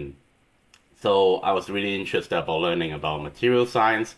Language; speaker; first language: English; non-native, local second language; Cantonese